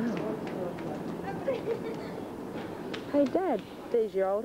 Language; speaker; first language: English; native; English